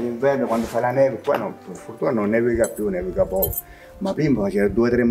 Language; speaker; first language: Italian; native; Italian